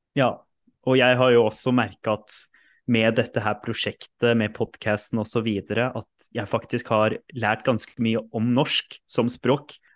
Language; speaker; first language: Norwegian; native; Norwegian